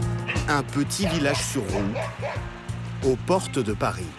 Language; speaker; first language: French; native; French